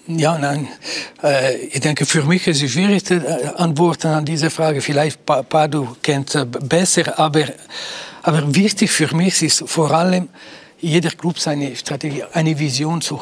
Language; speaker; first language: German; non-native, local second language; Italian